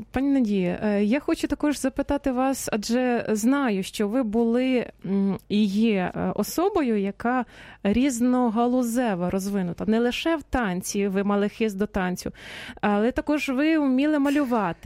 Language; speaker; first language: Ukrainian; native; Ukrainian